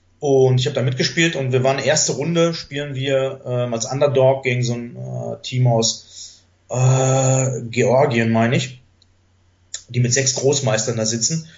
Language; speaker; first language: German; early bilingual, other home language; Greek